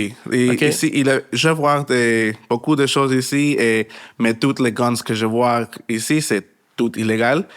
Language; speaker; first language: French; non-native, learner; Spanish